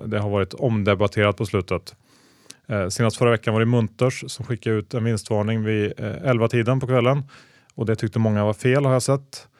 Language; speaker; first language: Swedish; native; Swedish